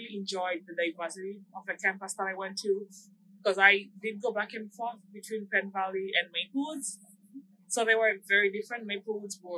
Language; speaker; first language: English; non-native, local second language; Swahili